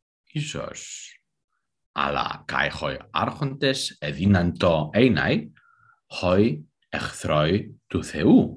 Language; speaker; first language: Greek; non-native, fluent; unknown